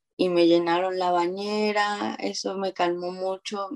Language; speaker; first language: Spanish; native; Spanish